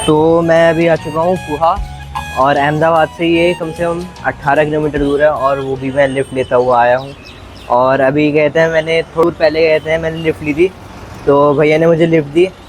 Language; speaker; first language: Hindi; native; Hindi